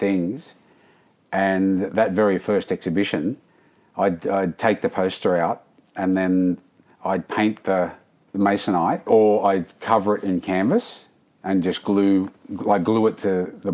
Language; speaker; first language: English; native; English